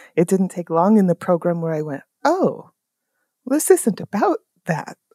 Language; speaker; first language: English; native; English